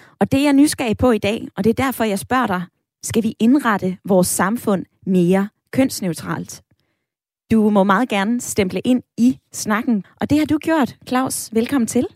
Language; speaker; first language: Danish; native; Danish